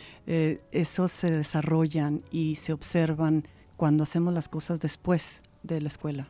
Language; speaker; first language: Spanish; native; Spanish